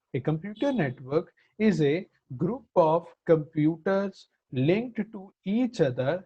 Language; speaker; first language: English; non-native, local second language; Punjabi